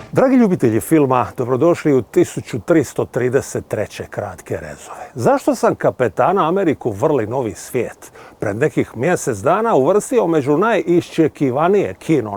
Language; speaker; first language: Bosnian; native; Bosnian